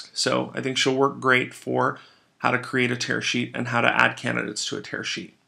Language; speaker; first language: English; native; English